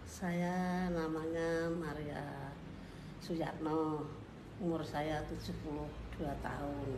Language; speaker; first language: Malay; non-native, local second language; Javanese